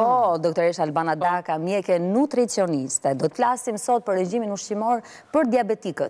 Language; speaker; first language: Albanian; native; Albanian